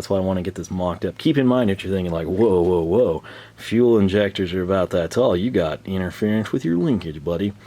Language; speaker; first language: English; native; English